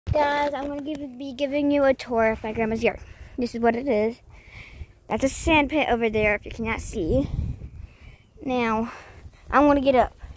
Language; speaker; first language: English; native; English